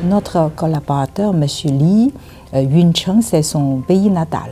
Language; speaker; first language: French; non-native, fluent; Chinese